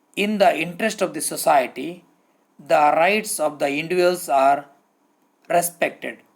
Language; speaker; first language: English; non-native, local second language; Kannada